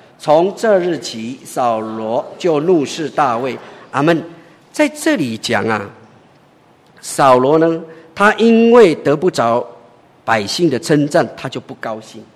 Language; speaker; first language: Chinese; native; Chinese